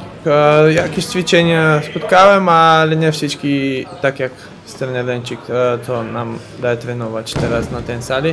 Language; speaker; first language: Polish; non-native, learner; Bulgarian